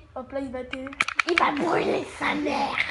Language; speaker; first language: French; native; French